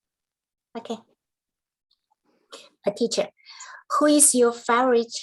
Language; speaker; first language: English; non-native, learner; Chinese